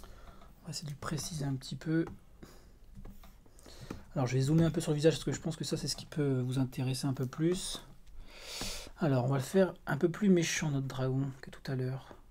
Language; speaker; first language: French; native; French